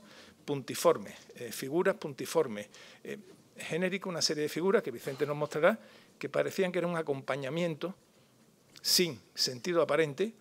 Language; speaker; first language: Spanish; native; Spanish